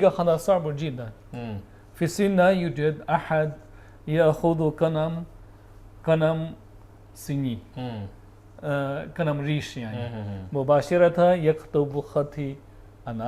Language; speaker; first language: Arabic; non-native, learner; Chinese